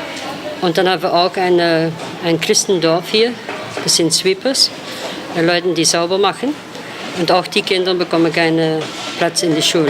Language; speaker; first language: German; non-native, fluent; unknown